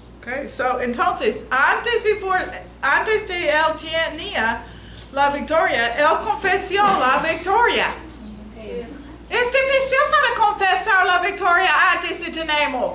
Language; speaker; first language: Spanish; non-native, learner; English